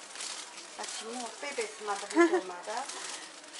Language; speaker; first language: Russian; non-native, learner; Chinese